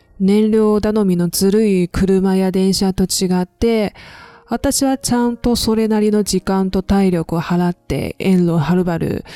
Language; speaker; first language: Japanese; non-native, fluent; Chinese